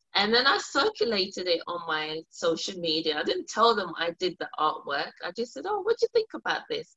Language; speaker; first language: English; early bilingual, other home language; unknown